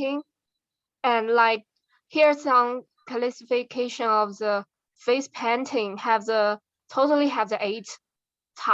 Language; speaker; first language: English; non-native, learner; Chinese